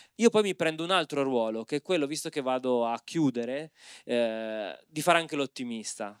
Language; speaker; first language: Italian; native; Italian